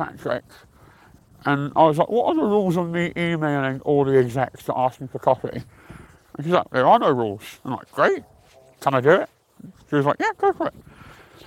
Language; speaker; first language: English; native; English